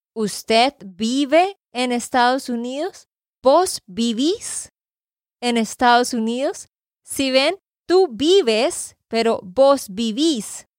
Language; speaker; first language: Spanish; native; Spanish